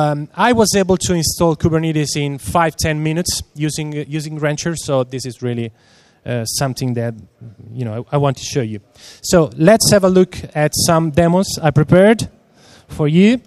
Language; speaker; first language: English; non-native, fluent; Italian